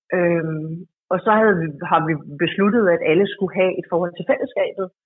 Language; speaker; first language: Danish; native; Danish